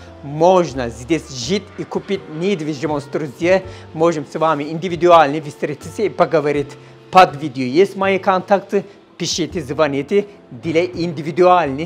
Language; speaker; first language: Russian; non-native, learner; Turkish